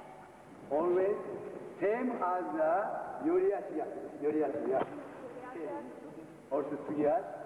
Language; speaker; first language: English; non-native, learner; Japanese